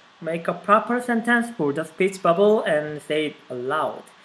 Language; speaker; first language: English; non-native, fluent; Korean